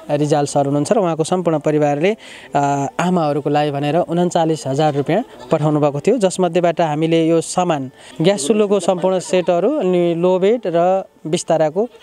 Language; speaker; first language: Nepali; native; Nepali